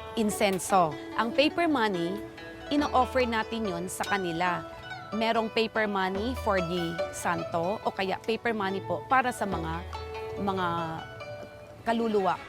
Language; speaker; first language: Filipino; native; Filipino